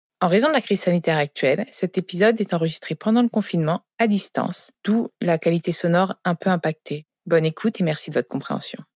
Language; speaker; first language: French; native; French